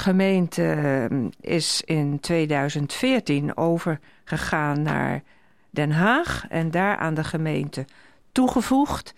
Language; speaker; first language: Dutch; native; Dutch